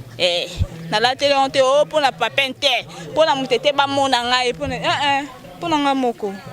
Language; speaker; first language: Lingala; non-native, local second language; Kituba (Democratic Republic of Congo)